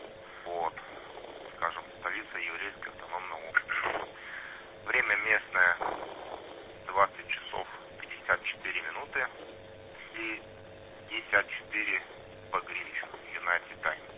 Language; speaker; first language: Russian; native; Russian